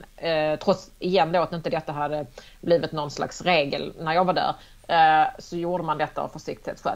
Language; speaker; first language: Swedish; native; Swedish